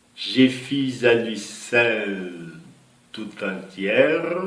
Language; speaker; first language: French; non-native, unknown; Portuguese